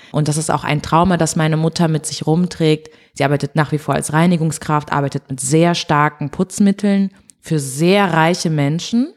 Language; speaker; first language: German; early bilingual, other home language; Portuguese